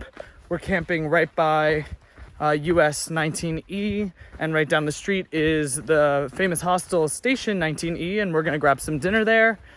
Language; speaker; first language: English; native; English